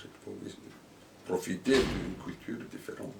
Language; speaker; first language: French; non-native, fluent; Icelandic